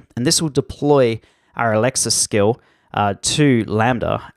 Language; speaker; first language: English; native; English